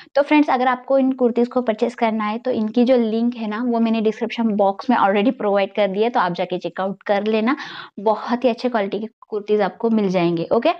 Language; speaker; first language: Hindi; non-native, local second language; Marathi